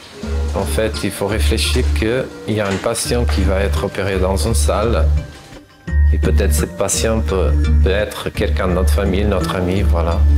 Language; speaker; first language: French; non-native, fluent; Portuguese